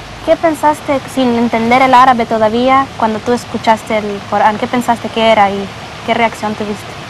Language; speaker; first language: Spanish; early bilingual, heritage; Spanish